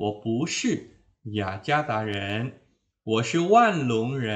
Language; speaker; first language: Chinese; non-native, fluent; Indonesian